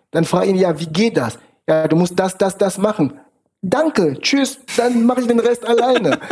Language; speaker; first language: German; non-native, fluent; French